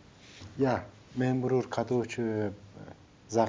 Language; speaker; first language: Dutch; non-native, learner; Turkish